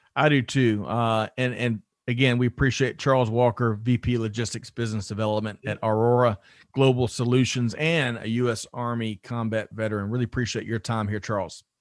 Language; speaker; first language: English; native; English